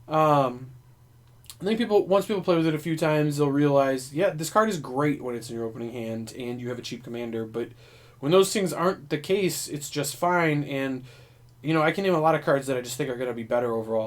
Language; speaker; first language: English; native; English